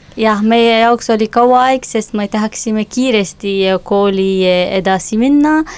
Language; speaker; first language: Estonian; non-native, learner; Arabic